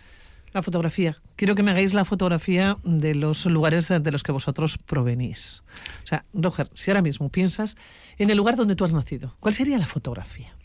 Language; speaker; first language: Spanish; native; Spanish